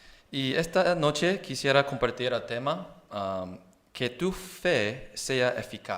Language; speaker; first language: Spanish; non-native, fluent; Chinese